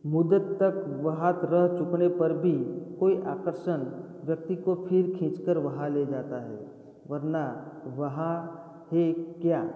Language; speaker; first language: Hindi; non-native, local second language; Gujarati